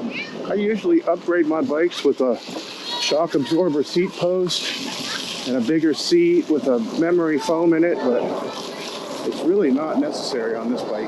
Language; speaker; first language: English; native; English